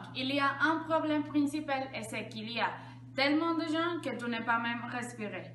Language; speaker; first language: French; non-native, learner; Spanish